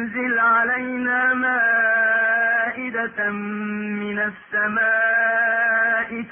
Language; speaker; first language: Arabic; native; Arabic